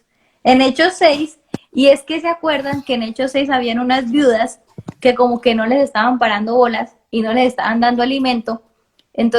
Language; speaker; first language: Spanish; native; Spanish